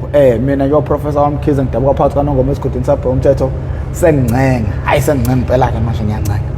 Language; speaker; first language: Zulu; native; Zulu